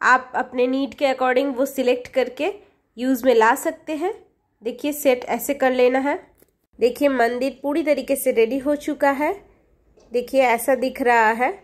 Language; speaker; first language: Hindi; non-native, local second language; Bangla